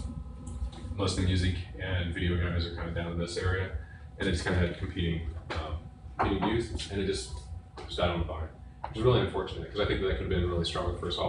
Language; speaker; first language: English; native; English